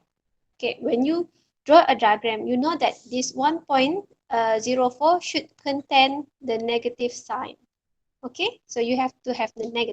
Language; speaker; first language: English; non-native, local second language; Malay